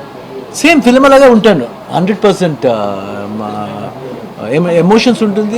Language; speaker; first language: Telugu; non-native, learner; Kannada